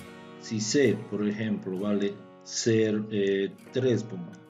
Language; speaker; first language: Spanish; native; Spanish